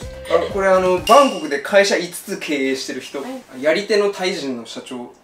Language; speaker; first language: Japanese; native; Japanese